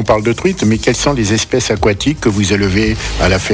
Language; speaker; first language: French; native; French